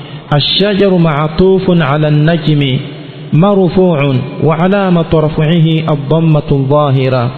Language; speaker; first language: Arabic; non-native, fluent; Swahili